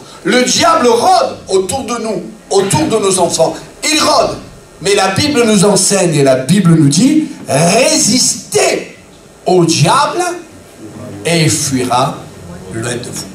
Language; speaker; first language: French; native; French